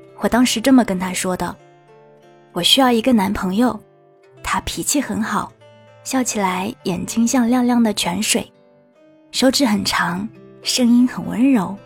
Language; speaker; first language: Chinese; native; Chinese